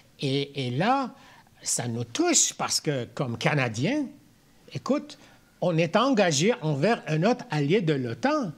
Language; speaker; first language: French; non-native, local second language; Armenian